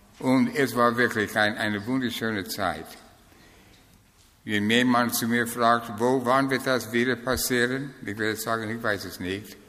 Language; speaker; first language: German; non-native, fluent; English